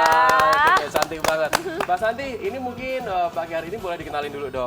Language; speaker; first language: Indonesian; native; Indonesian